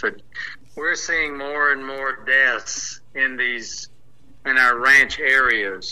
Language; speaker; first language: English; native; English